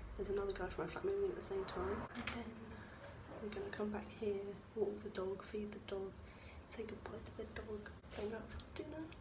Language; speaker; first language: English; native; English